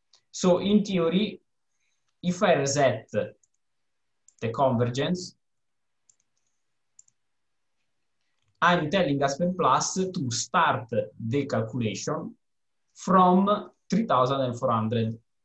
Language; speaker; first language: English; non-native, fluent; Italian